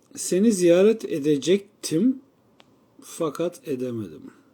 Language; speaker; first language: Turkish; native; Turkish